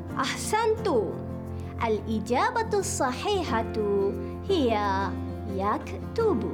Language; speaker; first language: Arabic; non-native, fluent; Malay